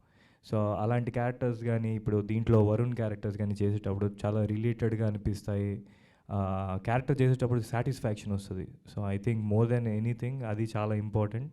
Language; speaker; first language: Telugu; native; Telugu